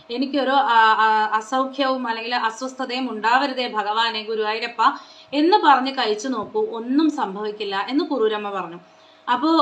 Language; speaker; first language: Malayalam; non-native, local second language; Konkani